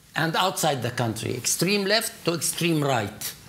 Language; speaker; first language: English; non-native, fluent; Arabic